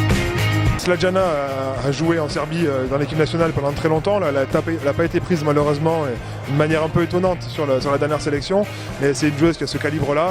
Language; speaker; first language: French; native; French